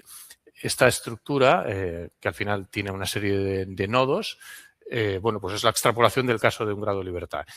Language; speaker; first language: Spanish; non-native, local second language; Catalan